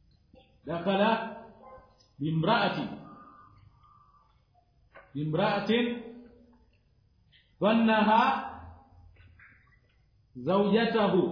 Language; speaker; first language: Arabic; non-native, fluent; Swahili